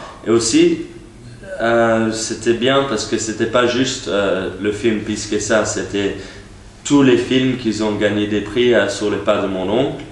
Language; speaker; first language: French; non-native, learner; English